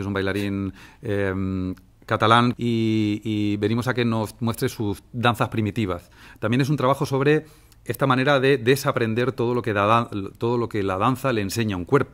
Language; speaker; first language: Spanish; native; Spanish